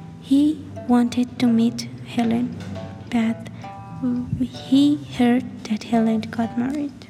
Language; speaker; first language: English; non-native, learner; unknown